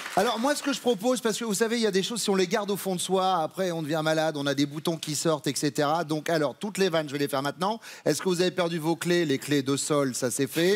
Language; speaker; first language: French; native; French